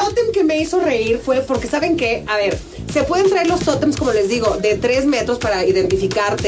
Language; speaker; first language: Spanish; native; Spanish